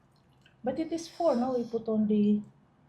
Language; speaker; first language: English; non-native, fluent; Filipino